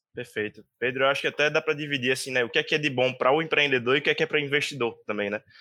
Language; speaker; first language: Portuguese; native; Portuguese